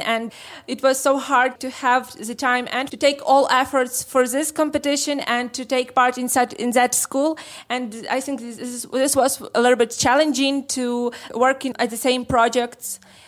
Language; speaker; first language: English; non-native, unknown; Ukrainian